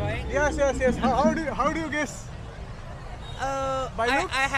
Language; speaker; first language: English; non-native, local second language; Hindi